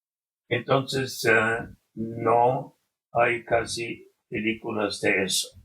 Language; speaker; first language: Spanish; non-native, fluent; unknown